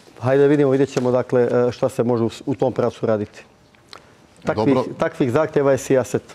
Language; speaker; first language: Bosnian; native; Bosnian